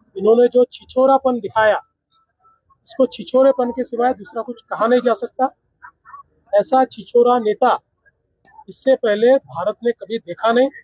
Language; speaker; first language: Hindi; non-native, local second language; Marathi